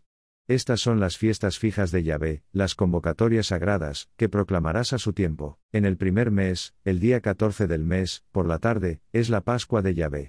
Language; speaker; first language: Spanish; native; Spanish